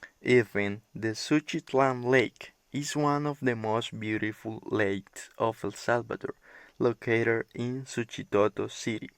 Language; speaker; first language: English; non-native, learner; Spanish